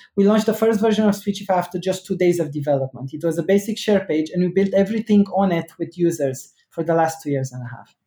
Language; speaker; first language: English; non-native, fluent; Romanian